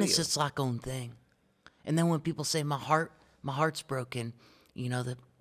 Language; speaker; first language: English; native; English